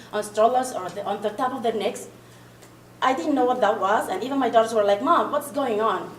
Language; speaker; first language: English; non-native, fluent; Arabic